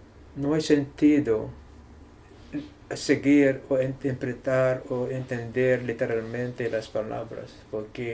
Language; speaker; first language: Spanish; non-native, learner; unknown